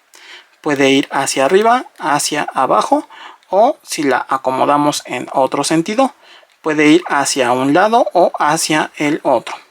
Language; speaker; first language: Spanish; native; Spanish